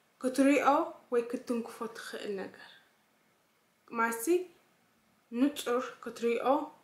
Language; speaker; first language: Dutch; non-native, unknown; Tigrinya